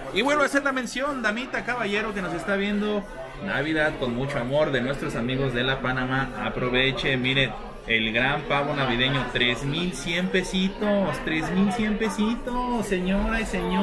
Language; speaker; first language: Spanish; native; Spanish